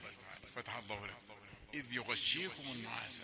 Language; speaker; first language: Arabic; native; Arabic